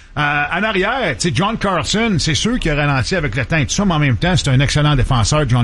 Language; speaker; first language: French; native; French